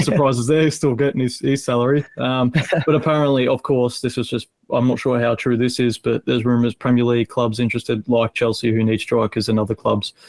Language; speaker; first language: English; native; English